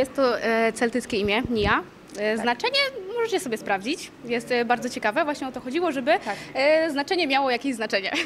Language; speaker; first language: Polish; native; Polish